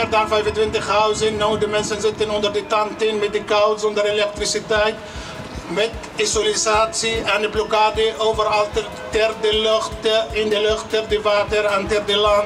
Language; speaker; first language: Dutch; non-native, learner; Arabic